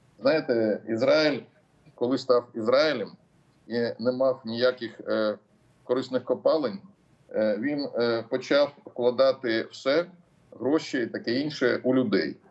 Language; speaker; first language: Ukrainian; non-native, local second language; Russian